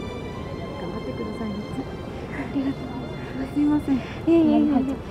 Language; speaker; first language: Japanese; native; Japanese